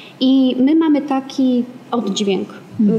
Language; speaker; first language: Polish; native; Polish